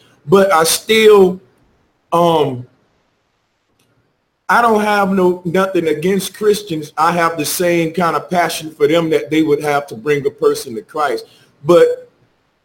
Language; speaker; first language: English; native; English